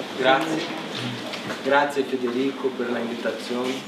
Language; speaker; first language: Italian; non-native, learner; Portuguese